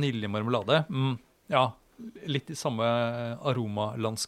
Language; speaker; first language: Norwegian; native; Norwegian